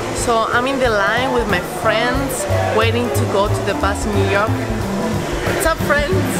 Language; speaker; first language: English; non-native, fluent; Greek